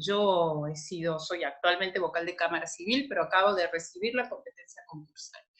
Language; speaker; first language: Spanish; native; Spanish